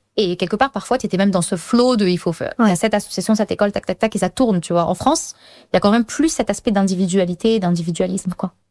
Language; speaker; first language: French; early bilingual, other home language; Armenian